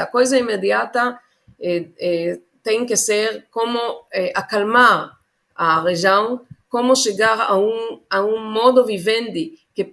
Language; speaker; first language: Portuguese; non-native, fluent; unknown